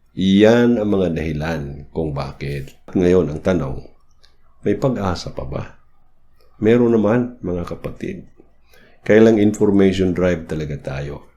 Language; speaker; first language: Filipino; native; Filipino